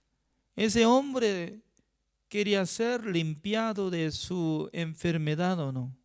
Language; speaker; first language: Spanish; non-native, fluent; Korean